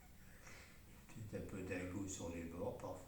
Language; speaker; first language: French; native; French